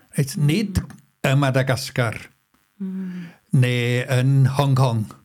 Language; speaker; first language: Welsh; native; Welsh